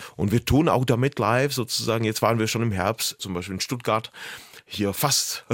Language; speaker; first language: German; non-native, fluent; Czech